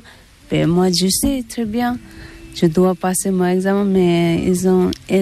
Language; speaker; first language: French; non-native, learner; Tibetan